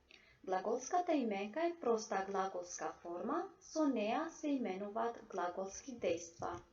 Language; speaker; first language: Macedonian; non-native, local second language; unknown